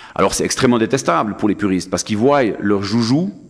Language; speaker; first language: French; native; French